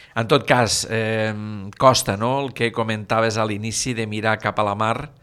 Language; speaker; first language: Catalan; native; Catalan